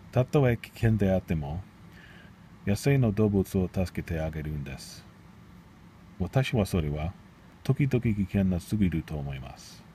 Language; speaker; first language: Japanese; non-native, learner; English